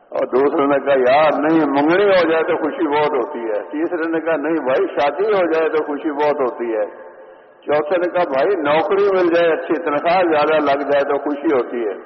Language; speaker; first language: Urdu; native; Urdu